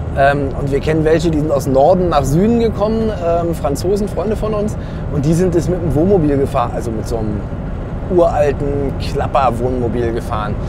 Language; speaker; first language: German; native; German